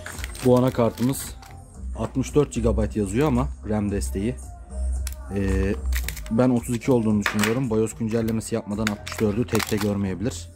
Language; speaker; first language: Turkish; native; Turkish